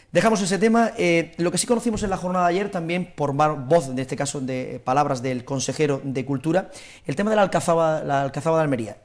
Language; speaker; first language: Spanish; native; Spanish